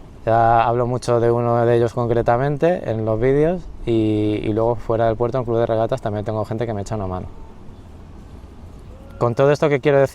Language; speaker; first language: Spanish; native; Spanish